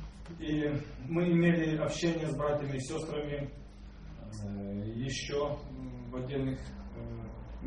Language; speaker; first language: Russian; non-native, local second language; Ukrainian